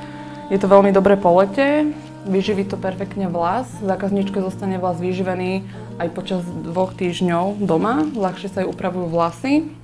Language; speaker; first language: Slovak; native; Slovak